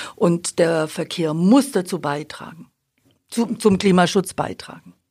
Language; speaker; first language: German; native; German